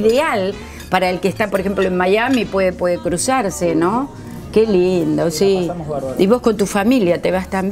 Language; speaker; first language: Spanish; native; Spanish